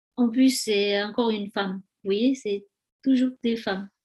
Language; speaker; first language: French; non-native, learner; Tibetan